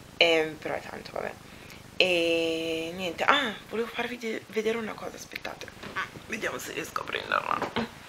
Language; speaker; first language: Italian; early bilingual, other home language; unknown